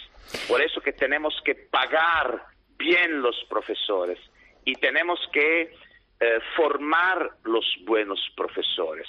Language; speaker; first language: Spanish; non-native, fluent; Italian